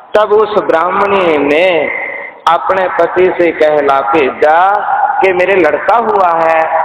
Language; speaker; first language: Hindi; non-native, local second language; Punjabi